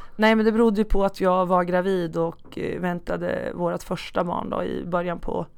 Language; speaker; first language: Swedish; native; Swedish